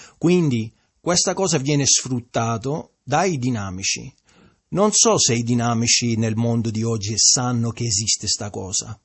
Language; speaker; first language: Italian; early bilingual, heritage; Italian